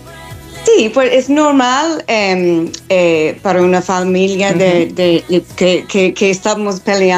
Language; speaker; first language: Spanish; non-native, fluent; English